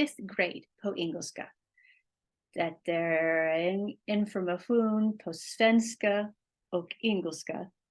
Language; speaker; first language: Swedish; non-native, learner; English